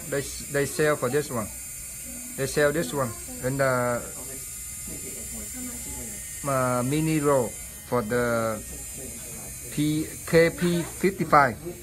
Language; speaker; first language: English; non-native, learner; Vietnamese